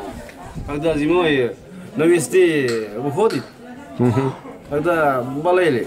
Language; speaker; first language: Russian; non-native, learner; Uzbek